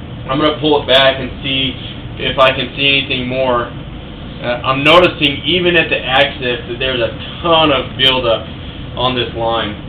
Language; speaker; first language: English; native; English